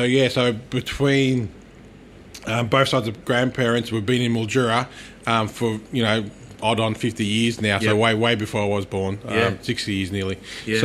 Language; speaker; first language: English; non-native, local second language; Turkish